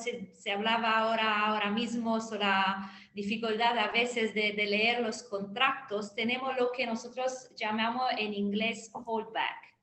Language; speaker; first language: Spanish; non-native, fluent; Italian